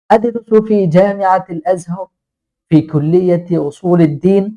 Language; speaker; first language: Arabic; non-native, fluent; Bangla